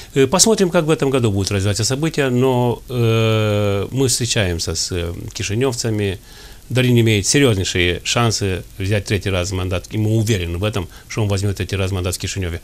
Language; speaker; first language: Russian; non-native, fluent; Romanian